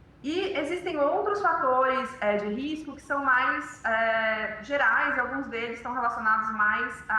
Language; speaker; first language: Portuguese; native; Portuguese